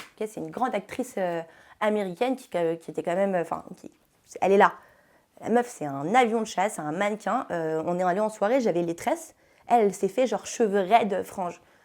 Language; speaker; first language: French; early bilingual, heritage; French